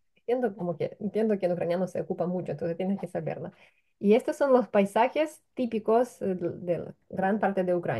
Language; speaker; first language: Spanish; non-native, fluent; Ukrainian